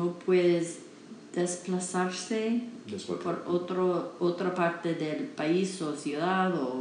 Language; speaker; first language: Spanish; non-native, learner; English